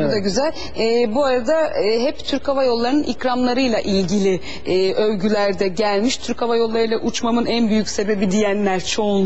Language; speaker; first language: Turkish; native; Turkish